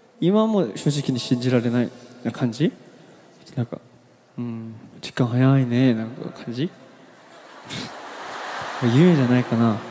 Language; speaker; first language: Japanese; non-native, learner; Korean